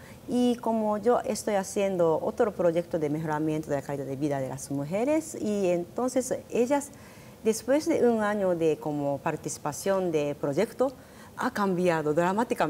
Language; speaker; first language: Spanish; non-native, learner; Japanese